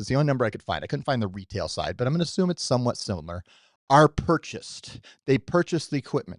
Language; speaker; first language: English; native; English